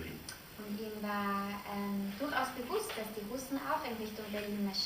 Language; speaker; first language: German; native; German